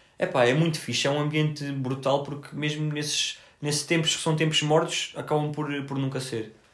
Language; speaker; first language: Portuguese; native; Portuguese